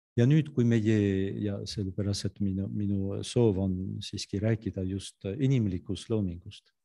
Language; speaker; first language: Estonian; non-native, fluent; French